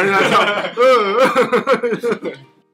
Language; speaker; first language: Chinese; native; Chinese